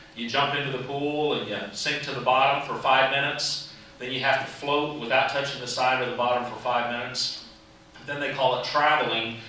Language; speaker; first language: English; native; English